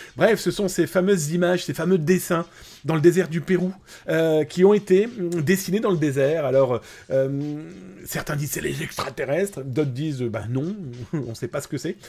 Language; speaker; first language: French; native; French